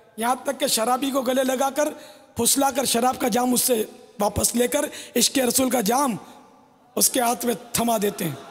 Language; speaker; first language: Urdu; non-native, local second language; Memoni